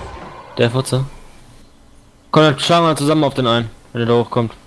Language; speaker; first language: German; native; German